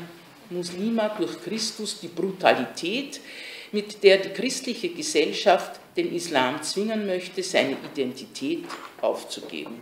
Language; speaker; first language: German; native; German